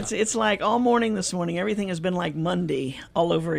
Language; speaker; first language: English; native; English